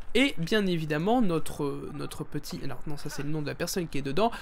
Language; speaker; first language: French; native; French